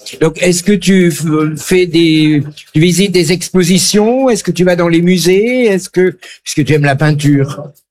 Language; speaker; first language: French; native; French